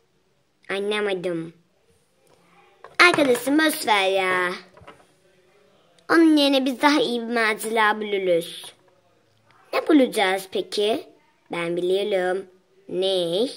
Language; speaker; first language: Turkish; native; Turkish